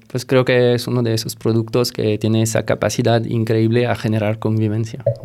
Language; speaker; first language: Spanish; non-native, fluent; French